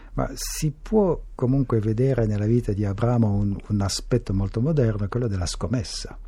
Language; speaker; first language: Italian; non-native, fluent; French